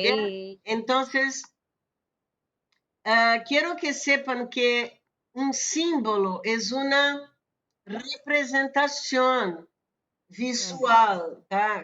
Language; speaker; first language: Spanish; non-native, fluent; Portuguese